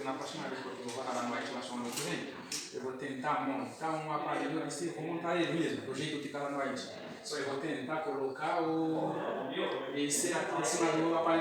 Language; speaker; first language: Portuguese; non-native, learner; Haitian Creole